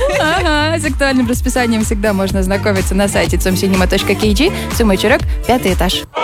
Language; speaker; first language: Russian; native; Russian